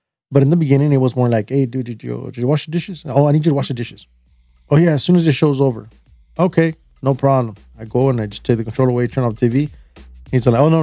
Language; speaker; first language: English; early bilingual, other home language; Spanish